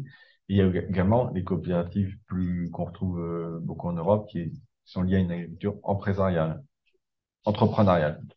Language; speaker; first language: French; native; French